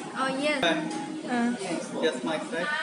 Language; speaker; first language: English; non-native, learner; Thai